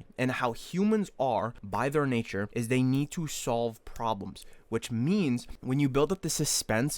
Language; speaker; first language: English; native; English